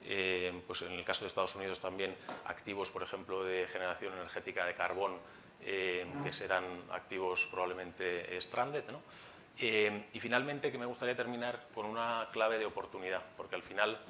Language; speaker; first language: Spanish; native; Spanish